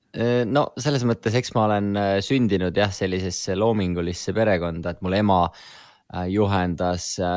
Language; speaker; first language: Estonian; native; Estonian